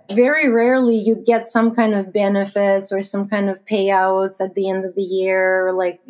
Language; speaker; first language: English; non-native, fluent; Russian